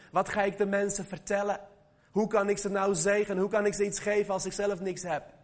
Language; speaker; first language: Dutch; early bilingual, other home language; Armenian